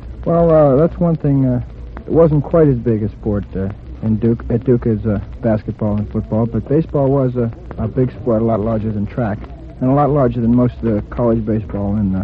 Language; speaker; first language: English; native; English